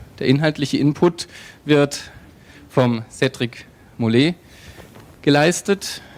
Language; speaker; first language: German; native; German